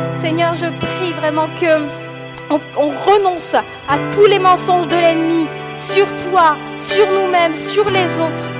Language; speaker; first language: French; native; French